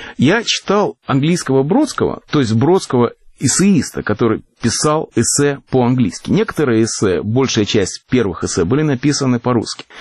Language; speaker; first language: Russian; native; Russian